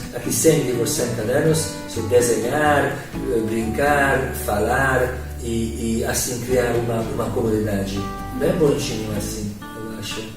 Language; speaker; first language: Portuguese; non-native, learner; Hungarian